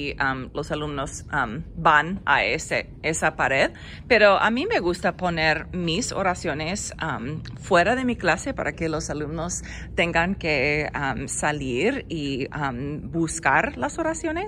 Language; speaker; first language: Spanish; non-native, fluent; English